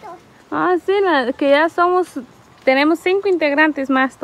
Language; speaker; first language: Spanish; native; Spanish